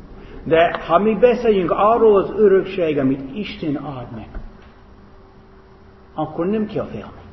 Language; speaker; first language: Hungarian; non-native, fluent; English